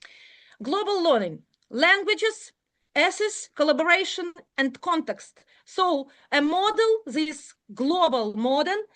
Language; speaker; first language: English; non-native, learner; Ukrainian